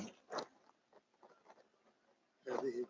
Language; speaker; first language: Arabic; non-native, learner; English